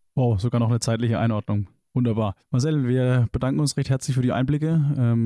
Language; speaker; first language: German; native; German